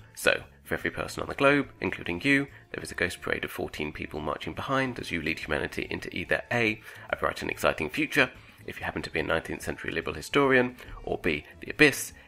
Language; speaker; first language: English; native; English